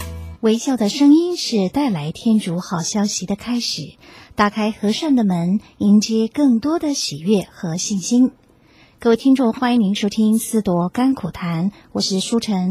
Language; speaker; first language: Chinese; native; Chinese